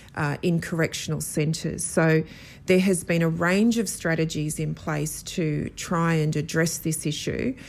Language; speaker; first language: English; native; English